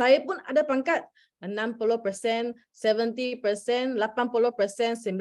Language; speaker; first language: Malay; non-native, local second language; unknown